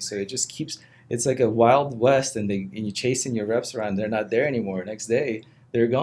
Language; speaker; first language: English; non-native, fluent; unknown